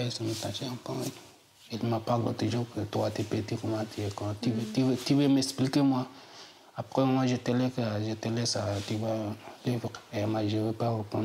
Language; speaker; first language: French; non-native, learner; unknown